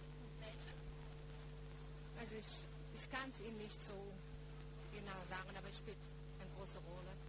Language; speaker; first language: German; non-native, fluent; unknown